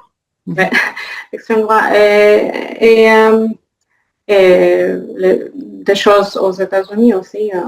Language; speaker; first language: French; non-native, learner; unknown